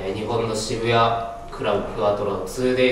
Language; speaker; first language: Japanese; native; Japanese